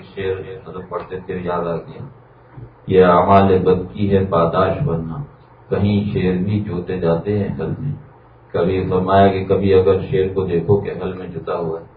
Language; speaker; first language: Urdu; native; Urdu